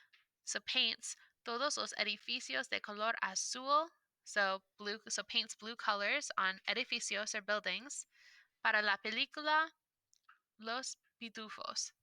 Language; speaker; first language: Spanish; non-native, fluent; English